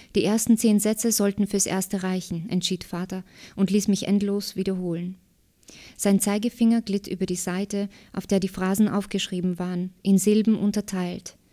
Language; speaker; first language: German; early bilingual, other home language; Slovak